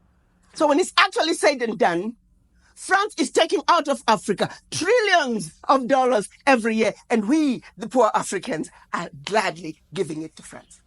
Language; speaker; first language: English; non-native, local second language; Shona